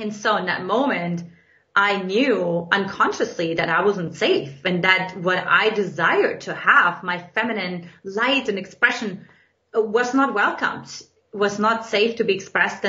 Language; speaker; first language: English; non-native, fluent; German